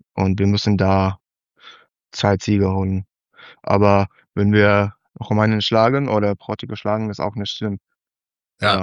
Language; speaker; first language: German; non-native, learner; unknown